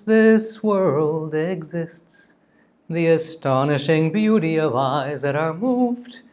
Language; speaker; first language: English; native; English